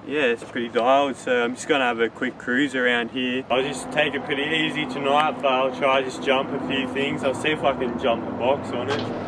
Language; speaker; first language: English; native; English